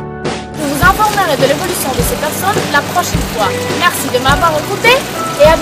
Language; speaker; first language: French; non-native, learner; Spanish